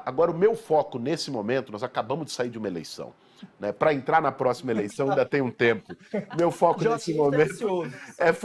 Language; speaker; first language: Portuguese; native; Portuguese